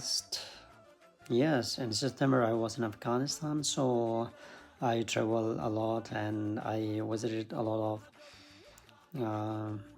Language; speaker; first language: English; non-native, learner; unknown